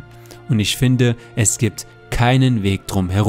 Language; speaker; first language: German; native; German